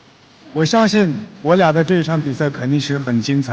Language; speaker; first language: Chinese; native; Chinese